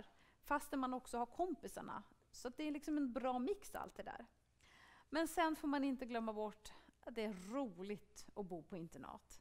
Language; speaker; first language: Swedish; native; Swedish